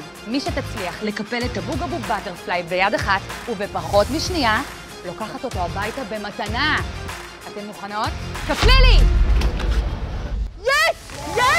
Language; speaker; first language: Hebrew; native; Hebrew